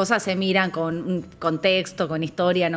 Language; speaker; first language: Spanish; native; Spanish